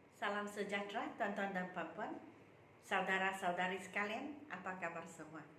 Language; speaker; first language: Malay; non-native, local second language; Chinese